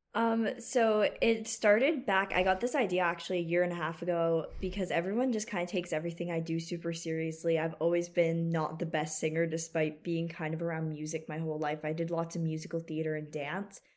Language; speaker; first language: English; native; English